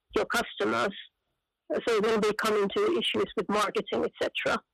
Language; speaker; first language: English; non-native, fluent; Finnish